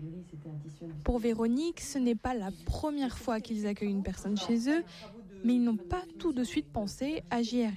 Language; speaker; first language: French; native; French